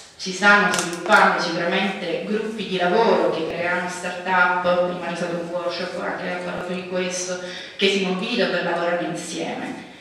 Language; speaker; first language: Italian; native; Italian